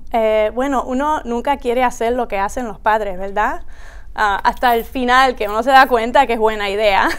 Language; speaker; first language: Spanish; early bilingual, heritage; Spanish